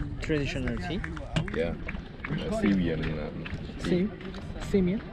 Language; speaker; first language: English; non-native, learner; Korean